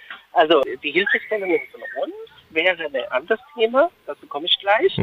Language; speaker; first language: German; non-native, fluent; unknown